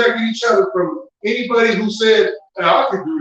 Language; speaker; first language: English; native; English